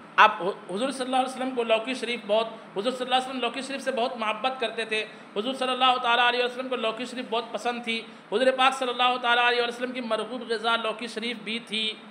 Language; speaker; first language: Urdu; native; Urdu